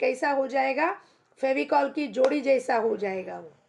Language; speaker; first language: Hindi; non-native, local second language; Marathi